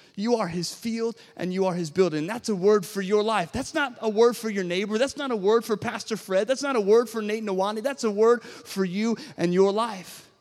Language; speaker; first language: English; native; English